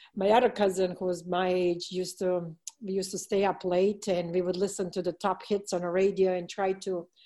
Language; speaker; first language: English; non-native, fluent; Serbian